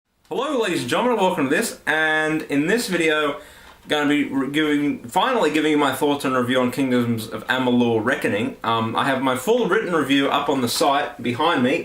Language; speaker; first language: English; native; English